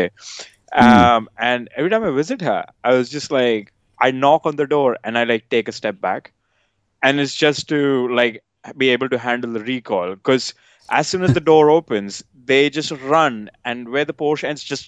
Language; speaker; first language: English; non-native, local second language; Hindi